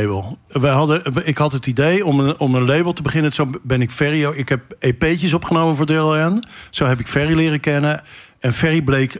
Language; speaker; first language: Dutch; native; Dutch